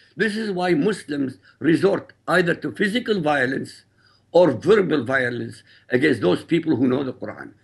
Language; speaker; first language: English; non-native, fluent; Arabic